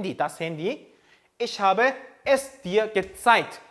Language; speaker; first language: German; non-native, fluent; Korean